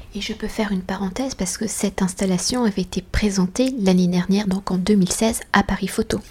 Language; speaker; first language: French; native; French